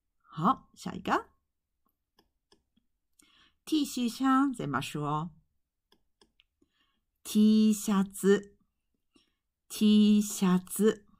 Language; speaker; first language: Chinese; non-native, fluent; Japanese